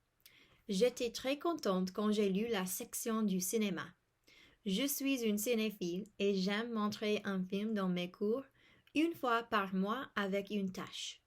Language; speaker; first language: French; non-native, fluent; English